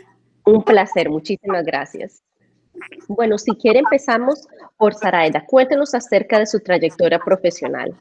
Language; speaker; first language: Spanish; native; Spanish